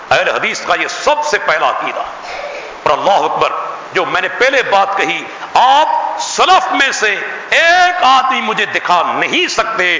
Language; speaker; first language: Urdu; non-native, local second language; Sindhi